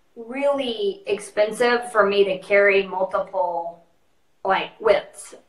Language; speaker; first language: English; native; English